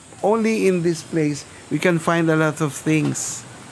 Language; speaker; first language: English; non-native, local second language; Filipino